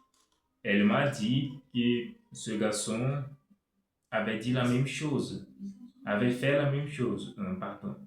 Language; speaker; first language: French; non-native, fluent; Portuguese